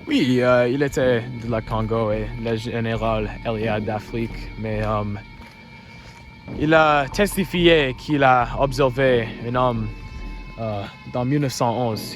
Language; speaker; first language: French; non-native, learner; English